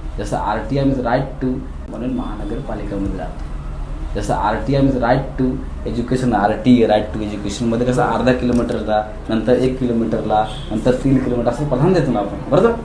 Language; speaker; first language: Marathi; non-native, local second language; Hindi